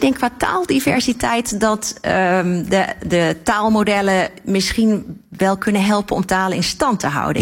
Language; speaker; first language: Dutch; native; Dutch